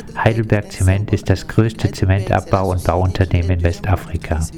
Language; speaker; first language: German; non-native, fluent; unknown